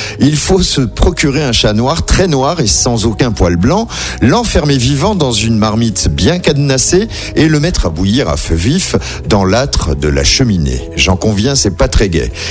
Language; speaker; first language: French; native; French